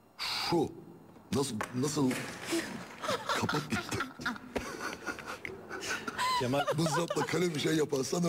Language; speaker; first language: Turkish; native; Turkish